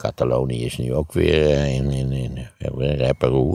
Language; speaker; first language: Dutch; native; Dutch